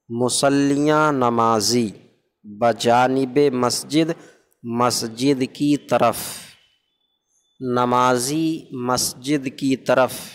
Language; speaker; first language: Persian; non-native, fluent; Urdu